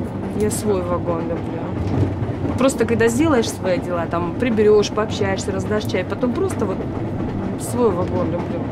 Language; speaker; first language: Russian; native; Russian